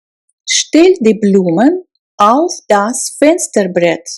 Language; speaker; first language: German; non-native, fluent; Russian